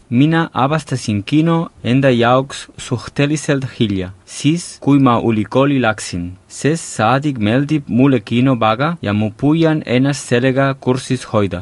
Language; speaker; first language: Estonian; non-native, fluent; Catalan